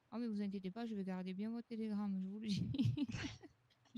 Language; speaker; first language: French; native; French